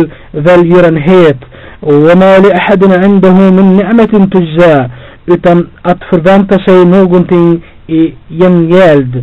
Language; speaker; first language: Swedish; non-native, fluent; Albanian